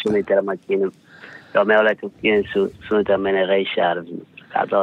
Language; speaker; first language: Finnish; non-native, learner; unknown